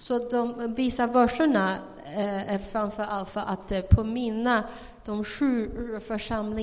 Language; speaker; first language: Swedish; non-native, fluent; Chinese